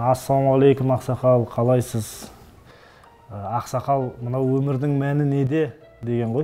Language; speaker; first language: Kazakh; native; Kazakh